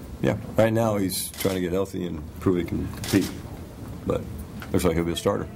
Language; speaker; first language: English; native; English